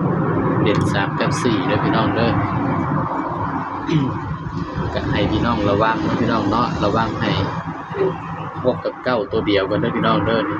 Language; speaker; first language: Thai; non-native, local second language; Lao